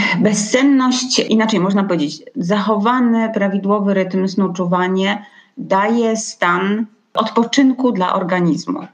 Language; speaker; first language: Polish; native; Polish